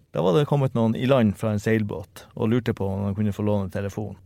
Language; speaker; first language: Norwegian; native; Norwegian